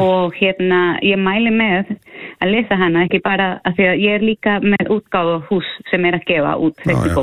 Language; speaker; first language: Icelandic; non-native, fluent; Spanish